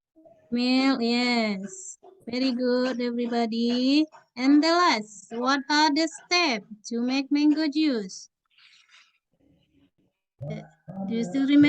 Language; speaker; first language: English; non-native, fluent; Indonesian